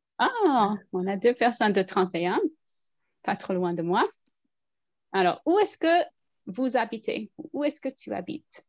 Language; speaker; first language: French; non-native, fluent; English